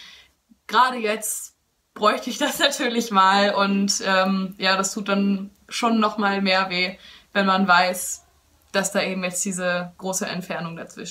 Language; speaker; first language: German; native; German